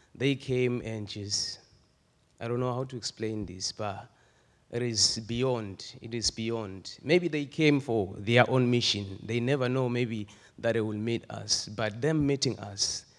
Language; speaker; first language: English; non-native, local second language; Swati